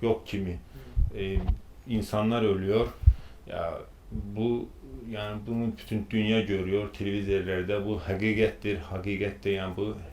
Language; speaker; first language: Turkish; non-native, fluent; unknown